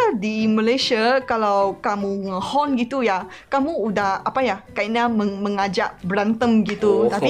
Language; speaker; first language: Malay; non-native, local second language; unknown